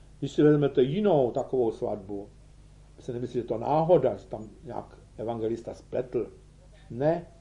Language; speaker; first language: Czech; native; Czech